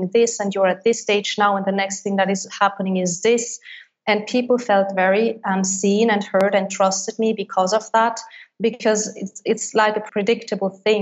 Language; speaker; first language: English; non-native, fluent; Swiss German